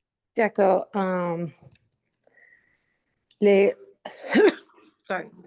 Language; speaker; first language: French; non-native, learner; Spanish